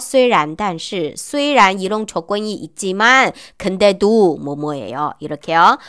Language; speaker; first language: Korean; non-native, learner; Chinese